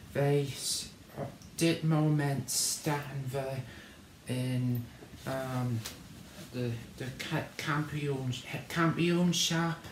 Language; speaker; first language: Dutch; non-native, learner; English